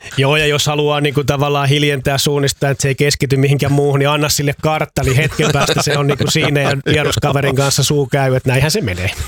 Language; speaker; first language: Finnish; native; Finnish